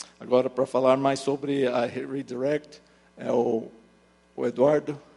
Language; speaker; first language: Portuguese; early bilingual, other home language; English